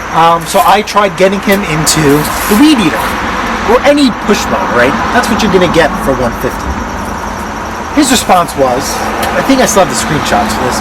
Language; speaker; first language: English; native; English